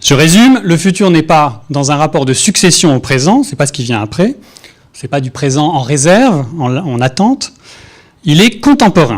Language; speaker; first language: French; native; French